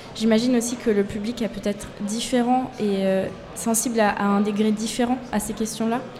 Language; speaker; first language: French; native; French